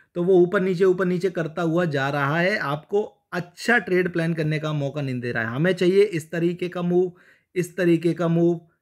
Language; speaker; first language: Hindi; native; Hindi